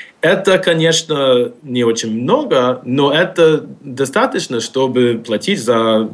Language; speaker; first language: Russian; non-native, fluent; English